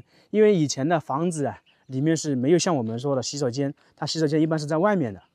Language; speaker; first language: Chinese; native; Chinese